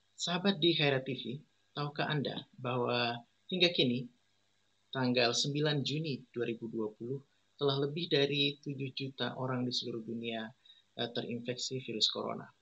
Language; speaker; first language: Indonesian; native; Indonesian